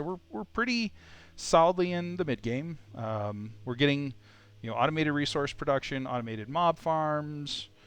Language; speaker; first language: English; native; English